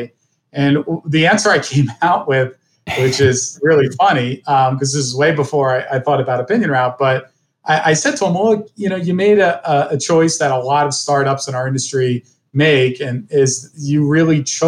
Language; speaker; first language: English; native; English